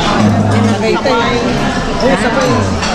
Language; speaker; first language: Filipino; native; Filipino